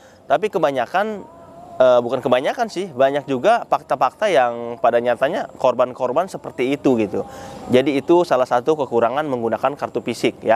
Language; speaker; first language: Indonesian; native; Indonesian